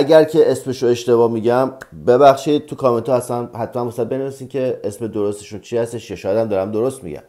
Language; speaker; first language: Persian; native; Persian